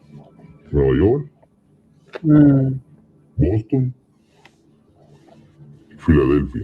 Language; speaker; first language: Spanish; native; Spanish